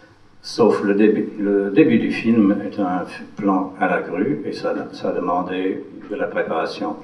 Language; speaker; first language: French; non-native, fluent; English